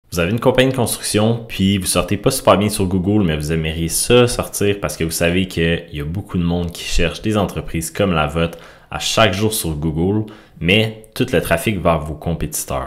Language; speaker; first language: French; native; French